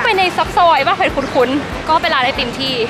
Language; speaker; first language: Thai; native; Thai